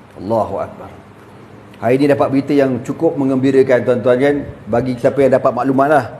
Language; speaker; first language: Malay; native; Malay